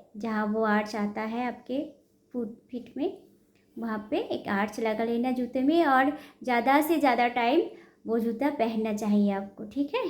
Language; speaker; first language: Hindi; non-native, local second language; Bangla